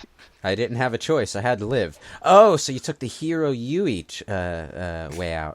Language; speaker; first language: English; native; English